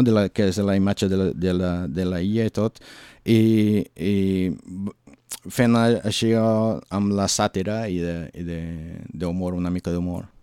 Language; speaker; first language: Catalan; non-native, learner; Portuguese